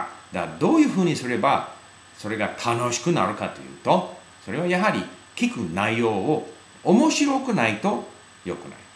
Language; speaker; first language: Japanese; non-native, fluent; English